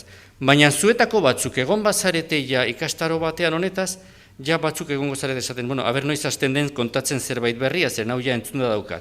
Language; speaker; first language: Basque; native; Basque